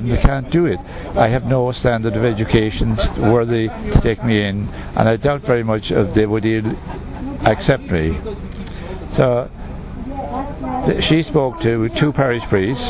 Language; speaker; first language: English; native; English